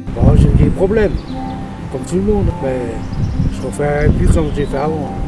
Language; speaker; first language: French; native; French